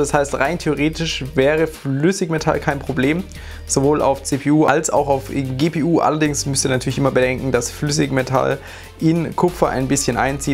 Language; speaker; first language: German; native; German